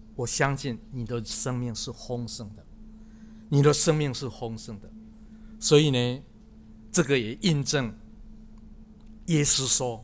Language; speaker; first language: Chinese; non-native, local second language; Min Nan Chinese